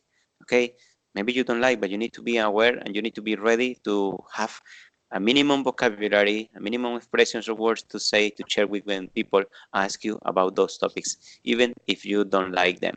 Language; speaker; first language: English; non-native, fluent; Spanish